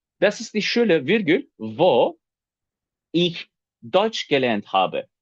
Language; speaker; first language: German; non-native, fluent; Turkish